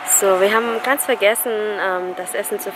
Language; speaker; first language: German; non-native, fluent; Vietnamese